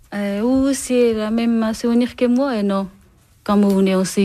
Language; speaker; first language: French; non-native, learner; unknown